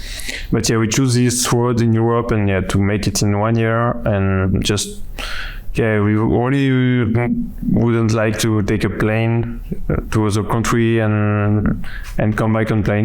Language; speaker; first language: English; non-native, fluent; French